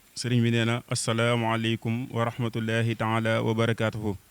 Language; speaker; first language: Wolof; native; Wolof